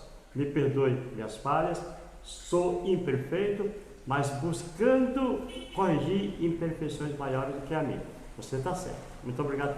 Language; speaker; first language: Portuguese; native; Portuguese